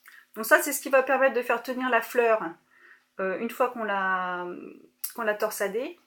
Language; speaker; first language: French; native; French